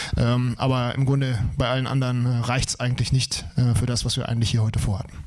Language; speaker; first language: German; native; German